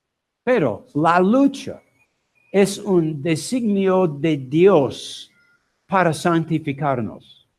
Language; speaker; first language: Spanish; non-native, learner; English